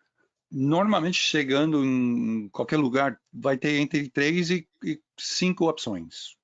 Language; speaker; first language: Portuguese; non-native, fluent; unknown